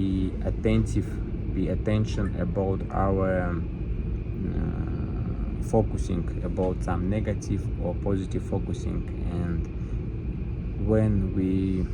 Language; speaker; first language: English; non-native, learner; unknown